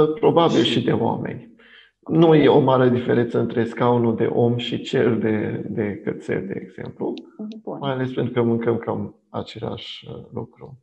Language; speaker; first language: Romanian; non-native, local second language; Hungarian